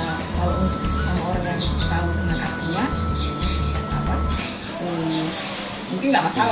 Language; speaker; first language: Indonesian; non-native, local second language; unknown